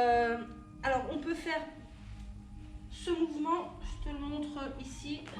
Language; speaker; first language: French; native; French